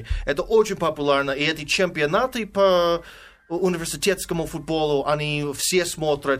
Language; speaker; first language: Russian; non-native, fluent; English